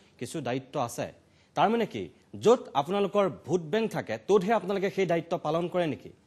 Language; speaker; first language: Assamese; native; Assamese